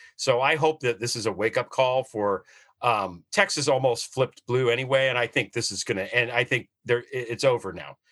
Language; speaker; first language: English; native; English